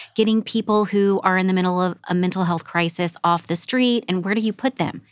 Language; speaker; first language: English; native; English